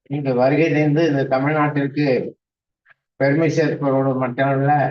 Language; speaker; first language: Tamil; native; Tamil